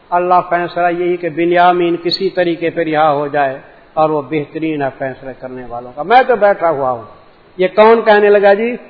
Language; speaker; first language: Urdu; native; Urdu